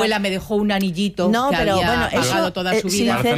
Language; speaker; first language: Spanish; native; Spanish